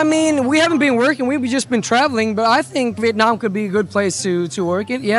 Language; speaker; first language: English; non-native, fluent; Swedish